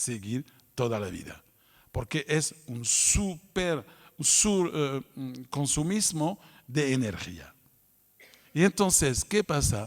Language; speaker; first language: Spanish; non-native, fluent; French